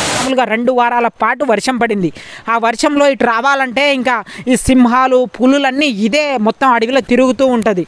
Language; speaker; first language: Telugu; non-native, local second language; Lambadi